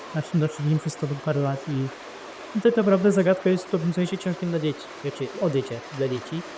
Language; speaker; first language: Polish; native; Polish